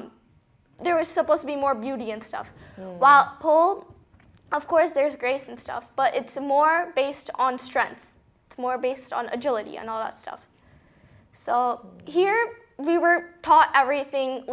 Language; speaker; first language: English; early bilingual, other home language; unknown